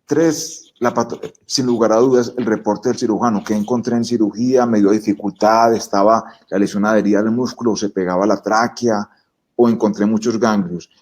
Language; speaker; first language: Spanish; native; Spanish